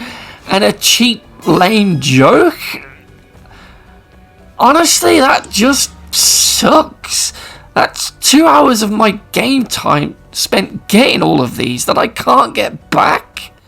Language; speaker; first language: English; native; English